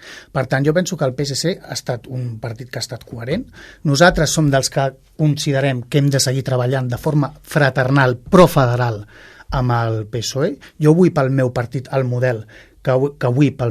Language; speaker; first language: Catalan; native; Catalan